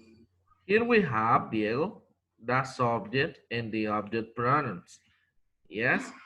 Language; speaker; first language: English; non-native, fluent; Spanish